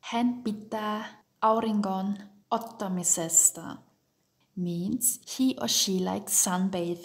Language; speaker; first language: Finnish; non-native, fluent; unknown